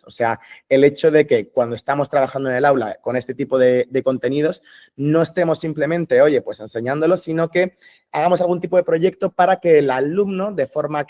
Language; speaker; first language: Spanish; native; Spanish